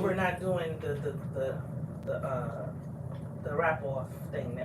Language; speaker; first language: English; native; English